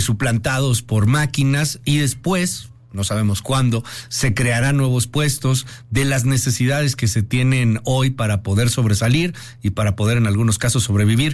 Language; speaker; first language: Spanish; native; Spanish